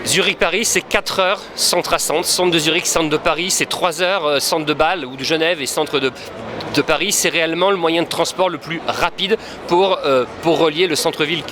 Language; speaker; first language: French; native; French